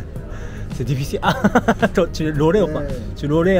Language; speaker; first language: French; non-native, learner; Japanese